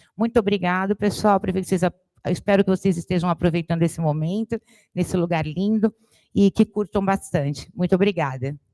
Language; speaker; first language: Portuguese; native; Portuguese